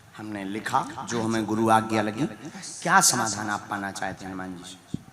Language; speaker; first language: Hindi; native; Hindi